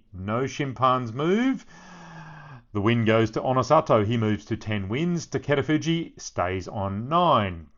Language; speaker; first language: English; native; English